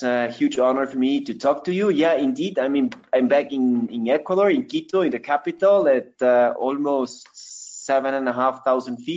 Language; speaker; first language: English; non-native, fluent; Spanish